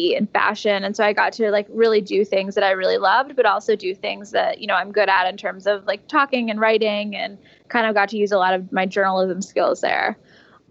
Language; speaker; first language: English; native; English